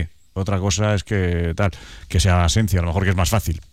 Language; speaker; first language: Spanish; native; Spanish